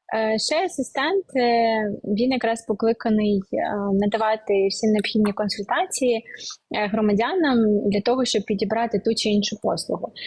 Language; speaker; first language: Ukrainian; native; Ukrainian